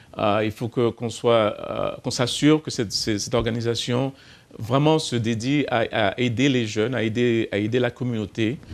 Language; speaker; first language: French; non-native, fluent; English